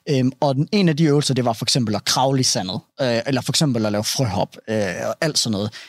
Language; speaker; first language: Danish; early bilingual, other home language; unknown